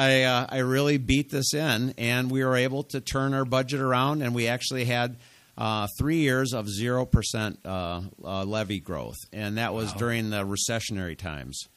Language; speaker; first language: English; native; English